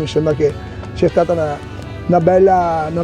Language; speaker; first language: Italian; native; Italian